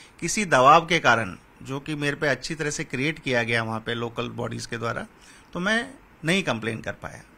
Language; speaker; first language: Hindi; native; Hindi